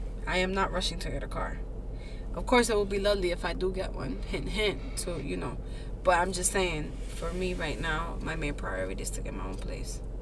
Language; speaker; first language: English; early bilingual, other home language; Spanish